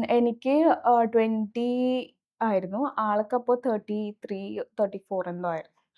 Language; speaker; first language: Malayalam; early bilingual, heritage; Malayalam